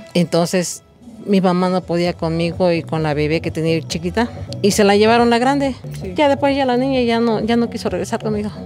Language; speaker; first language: Spanish; native; Spanish